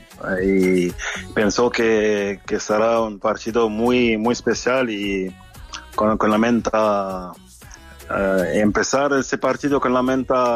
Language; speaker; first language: Spanish; non-native, fluent; French